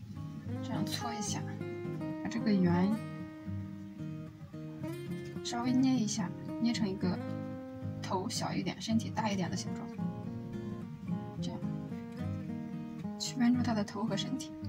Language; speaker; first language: Chinese; native; Chinese